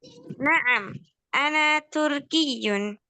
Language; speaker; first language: Arabic; non-native, fluent; Indonesian